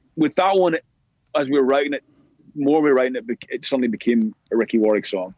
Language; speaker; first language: English; native; English